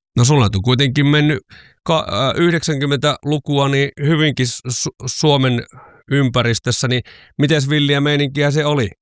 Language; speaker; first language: Finnish; native; Finnish